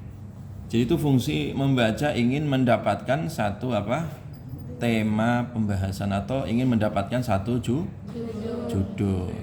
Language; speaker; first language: Indonesian; native; Indonesian